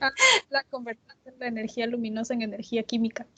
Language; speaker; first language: Spanish; native; Spanish